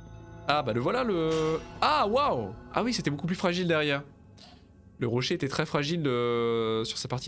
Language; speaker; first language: French; native; French